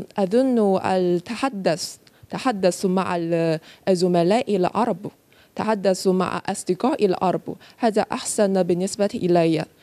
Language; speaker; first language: Arabic; non-native, learner; Chinese